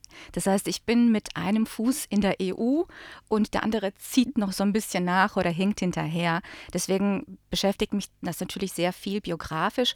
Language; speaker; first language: German; early bilingual, other home language; Bosnian